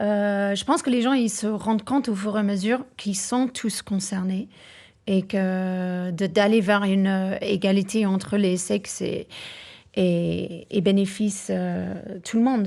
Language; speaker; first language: French; non-native, fluent; English